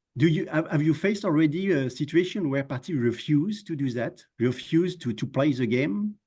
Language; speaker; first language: English; non-native, fluent; French